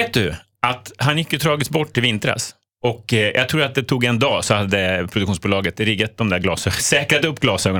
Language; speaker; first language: Swedish; native; Swedish